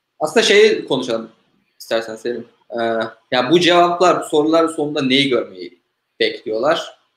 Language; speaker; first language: Turkish; native; Turkish